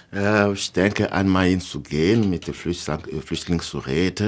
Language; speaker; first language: German; non-native, learner; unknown